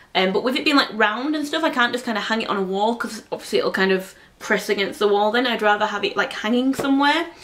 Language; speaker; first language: English; native; English